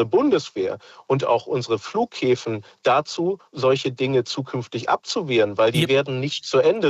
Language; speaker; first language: German; native; German